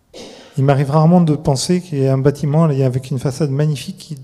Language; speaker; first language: French; native; French